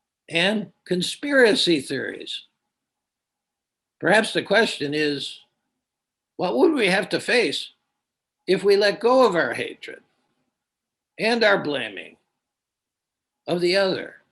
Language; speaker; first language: English; native; English